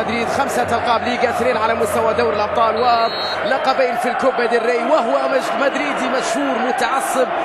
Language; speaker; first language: Arabic; native; Arabic